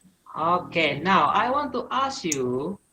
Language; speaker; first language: English; non-native, learner; Indonesian